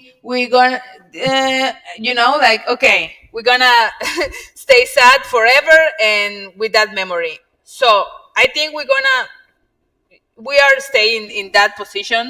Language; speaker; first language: English; non-native, learner; Spanish